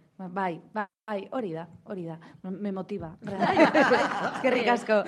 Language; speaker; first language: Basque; non-native, local second language; Spanish